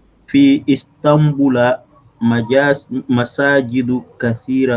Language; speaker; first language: Arabic; non-native, learner; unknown